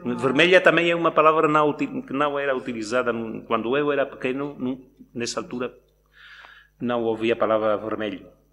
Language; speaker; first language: Portuguese; native; Portuguese